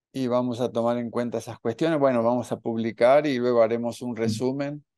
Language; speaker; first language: Spanish; native; Spanish